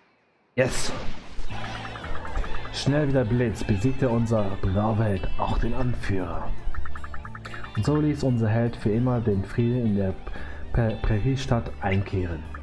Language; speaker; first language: German; native; German